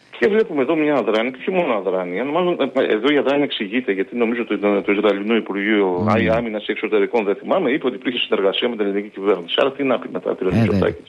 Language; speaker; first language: Greek; native; Greek